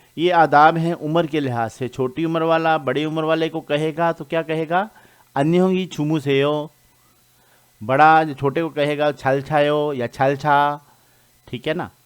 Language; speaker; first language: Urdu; non-native, local second language; Punjabi